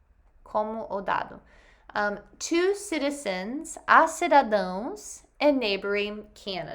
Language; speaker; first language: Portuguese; non-native, fluent; English